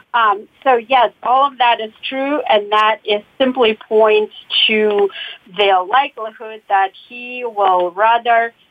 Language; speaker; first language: English; non-native, fluent; Russian